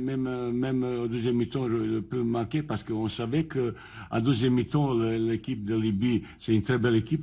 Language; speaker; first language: French; non-native, learner; Bosnian